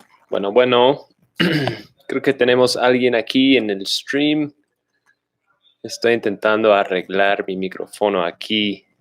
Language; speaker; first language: Spanish; non-native, fluent; English